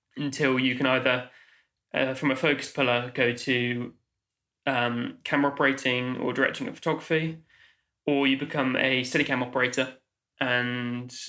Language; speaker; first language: English; native; English